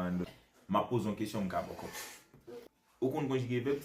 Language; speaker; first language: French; non-native, learner; Haitian Creole